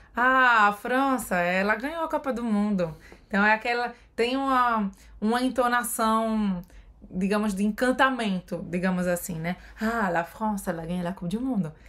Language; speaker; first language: Portuguese; native; Portuguese